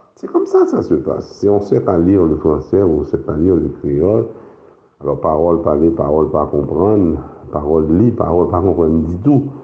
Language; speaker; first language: French; non-native, local second language; Haitian Creole